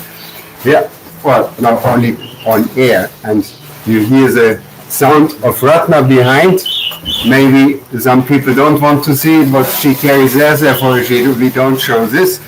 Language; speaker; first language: English; non-native, learner; German